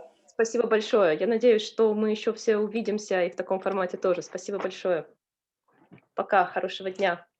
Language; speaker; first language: Russian; native; Russian